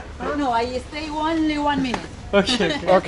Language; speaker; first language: English; non-native, learner; German